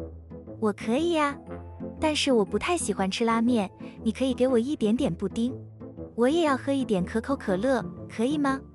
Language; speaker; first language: Chinese; non-native, learner; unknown